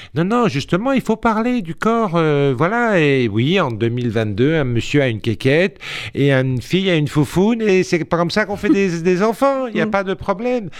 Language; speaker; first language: French; native; French